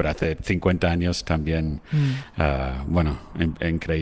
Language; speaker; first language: Spanish; non-native, fluent; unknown